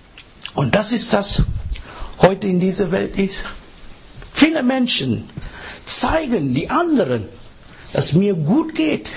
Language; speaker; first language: German; non-native, fluent; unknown